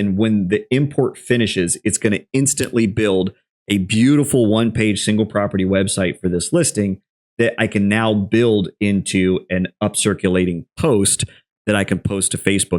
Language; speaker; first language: English; native; English